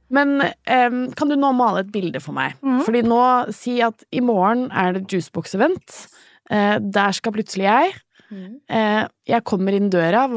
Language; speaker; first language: Norwegian; native; Norwegian